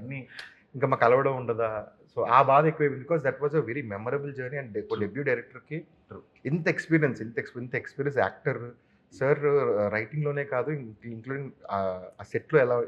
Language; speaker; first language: Telugu; native; Telugu